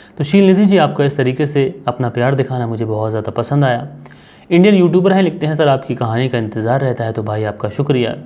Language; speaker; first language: Hindi; native; Hindi